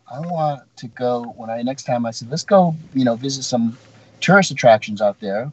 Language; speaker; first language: English; native; English